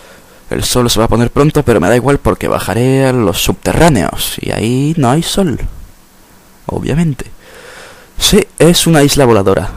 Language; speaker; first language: Spanish; native; Spanish